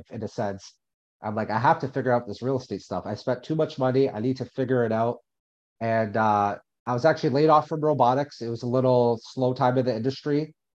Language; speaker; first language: English; native; English